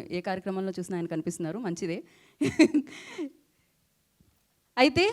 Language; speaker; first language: Telugu; native; Telugu